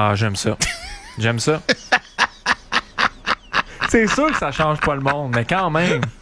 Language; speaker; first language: French; native; French